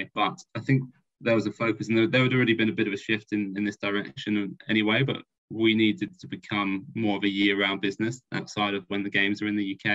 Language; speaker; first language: English; native; English